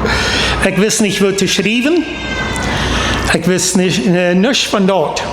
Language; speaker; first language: German; non-native, learner; Plautdietsch